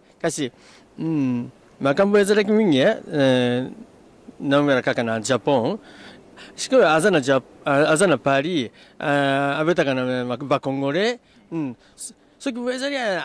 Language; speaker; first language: Lingala; non-native, fluent; Japanese